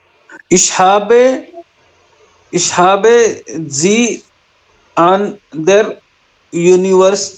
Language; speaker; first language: German; non-native, learner; Hindi